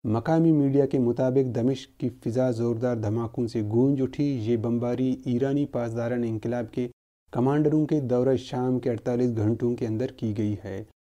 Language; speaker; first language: Urdu; non-native, local second language; Baluchi